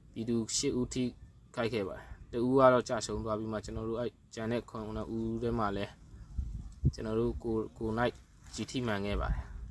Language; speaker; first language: Burmese; native; Burmese